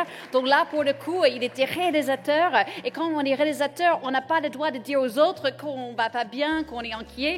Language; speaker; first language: French; native; French